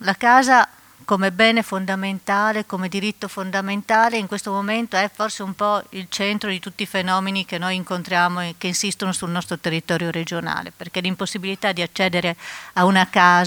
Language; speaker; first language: Italian; native; Italian